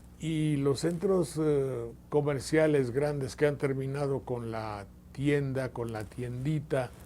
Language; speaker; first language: Spanish; native; Spanish